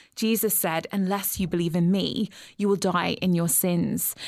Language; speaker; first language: English; native; English